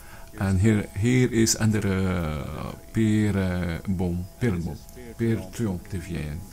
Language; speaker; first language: Dutch; non-native, learner; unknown